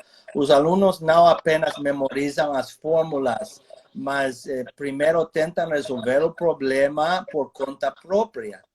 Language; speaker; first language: Portuguese; non-native, fluent; English